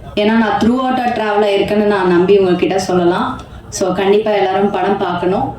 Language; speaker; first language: Tamil; non-native, learner; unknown